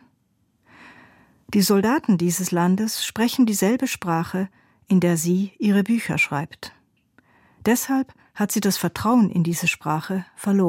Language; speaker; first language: German; native; German